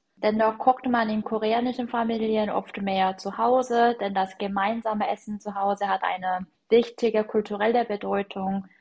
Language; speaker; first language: German; non-native, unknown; Korean